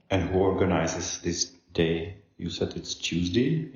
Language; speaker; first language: English; non-native, fluent; Czech